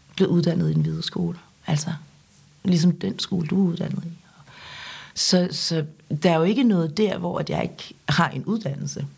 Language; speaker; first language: Danish; early bilingual, other home language; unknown